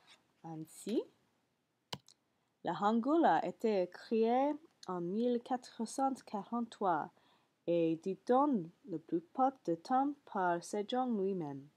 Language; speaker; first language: French; non-native, learner; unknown